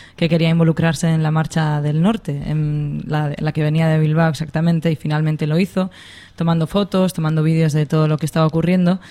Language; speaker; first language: Spanish; native; Spanish